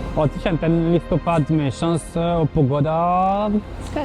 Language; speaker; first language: Polish; non-native, learner; French